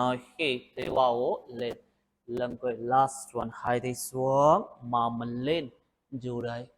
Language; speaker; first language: Vietnamese; non-native, learner; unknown